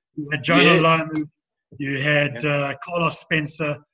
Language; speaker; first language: English; native; English